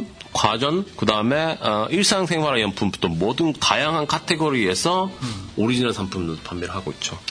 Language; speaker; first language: Korean; non-native, fluent; Japanese